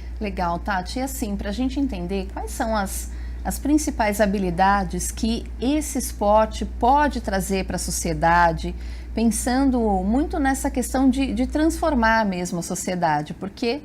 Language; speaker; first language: Portuguese; native; Portuguese